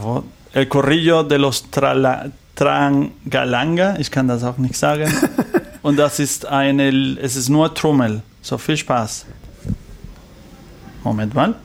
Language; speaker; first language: German; non-native, learner; Spanish